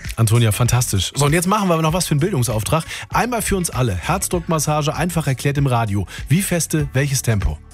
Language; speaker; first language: German; native; German